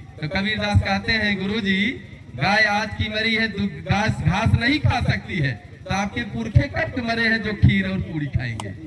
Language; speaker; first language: Hindi; native; Hindi